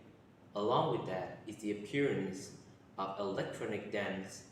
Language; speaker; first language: English; non-native, learner; Vietnamese